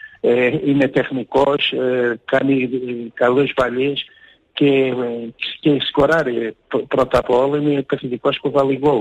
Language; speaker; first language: Greek; non-native, learner; Portuguese